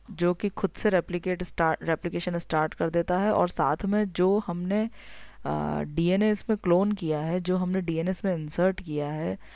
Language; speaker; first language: Hindi; native; Hindi